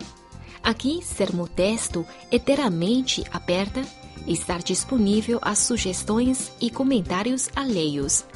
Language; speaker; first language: Portuguese; non-native, fluent; Chinese